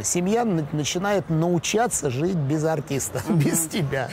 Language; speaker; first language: Russian; native; Russian